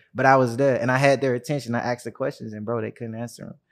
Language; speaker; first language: English; native; English